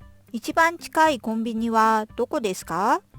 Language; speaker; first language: Japanese; non-native, fluent; Korean